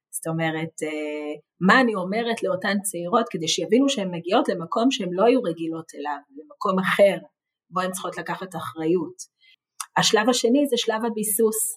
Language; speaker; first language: Hebrew; native; Hebrew